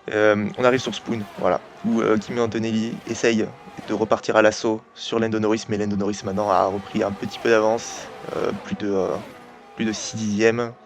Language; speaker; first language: French; native; French